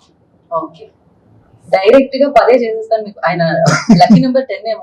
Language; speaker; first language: Telugu; native; Telugu